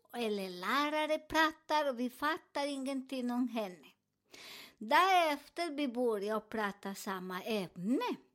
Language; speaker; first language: Swedish; non-native, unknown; Spanish